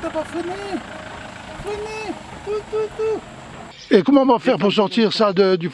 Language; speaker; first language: French; native; French